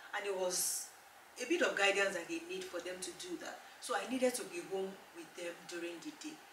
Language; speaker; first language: English; non-native, local second language; Yoruba